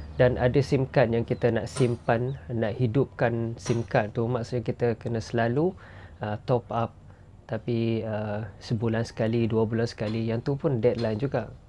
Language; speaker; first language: Malay; non-native, fluent; Western Cham